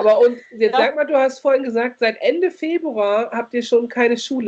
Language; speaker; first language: German; native; German